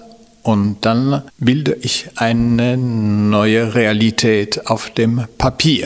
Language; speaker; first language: German; non-native, fluent; French